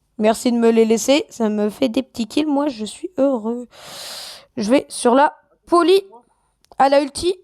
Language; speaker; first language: French; native; French